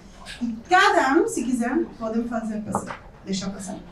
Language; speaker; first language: Portuguese; non-native, fluent; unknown